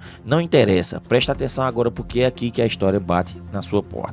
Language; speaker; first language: Portuguese; native; Portuguese